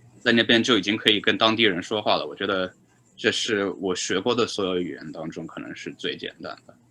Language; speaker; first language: Chinese; native; Chinese